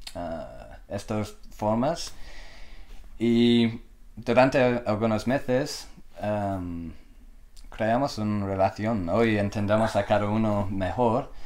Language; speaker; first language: Spanish; non-native, learner; English